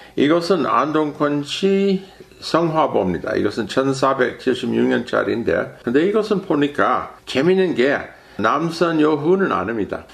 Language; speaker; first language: Korean; non-native, fluent; English